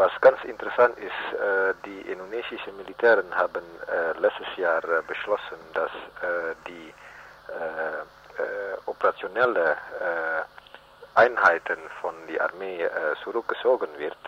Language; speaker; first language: German; non-native, learner; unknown